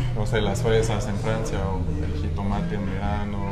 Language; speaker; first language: Spanish; non-native, fluent; French